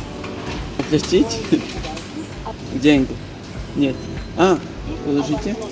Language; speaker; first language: Russian; non-native, learner; Latvian